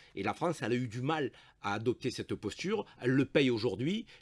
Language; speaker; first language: French; native; French